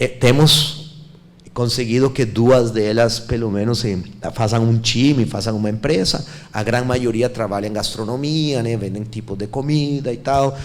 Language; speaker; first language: Portuguese; non-native, fluent; Spanish